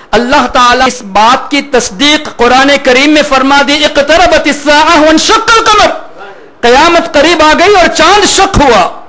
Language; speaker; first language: Urdu; non-native, fluent; Memoni